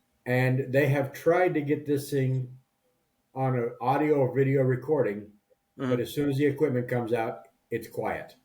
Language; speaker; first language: English; native; English